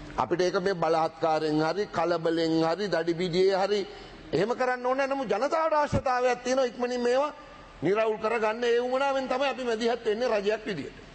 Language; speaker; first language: Sinhala; native; Sinhala